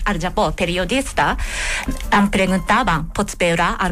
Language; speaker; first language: Catalan; non-native, learner; Japanese